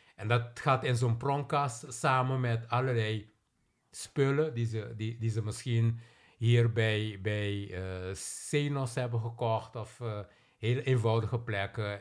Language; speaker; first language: Dutch; non-native, local second language; Papiamento